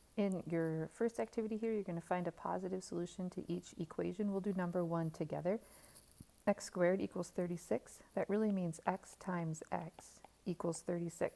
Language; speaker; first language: English; native; English